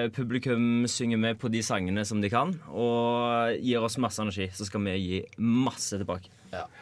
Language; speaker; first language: Norwegian; native; Norwegian